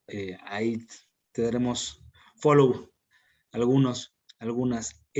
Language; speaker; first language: Spanish; native; Spanish